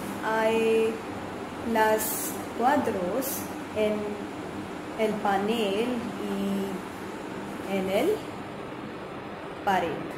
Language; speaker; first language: Spanish; non-native, learner; Hindi